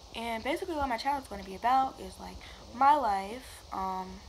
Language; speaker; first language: English; native; English